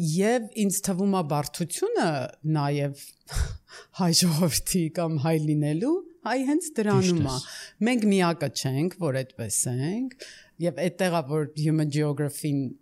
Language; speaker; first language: Armenian; early bilingual, heritage; Armenian